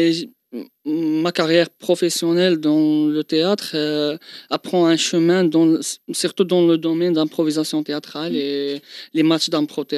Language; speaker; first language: French; non-native, local second language; Arabic